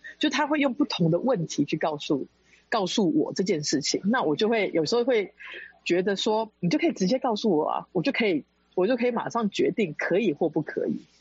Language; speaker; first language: Chinese; early bilingual, heritage; Chinese